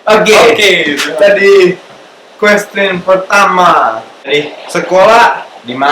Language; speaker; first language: Indonesian; non-native, local second language; English